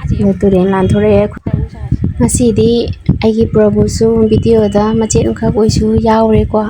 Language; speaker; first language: Manipuri; native; Manipuri